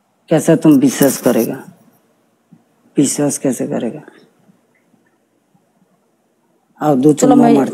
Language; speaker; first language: Hindi; non-native, learner; Bangla